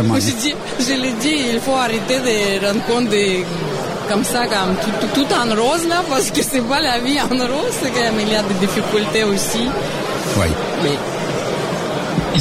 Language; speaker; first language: French; non-native, learner; Russian